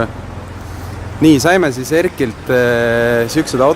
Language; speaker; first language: Estonian; native; Estonian